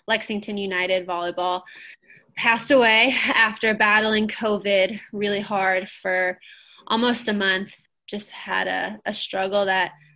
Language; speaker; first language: English; native; English